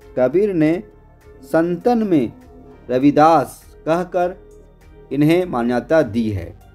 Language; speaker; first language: Hindi; native; Hindi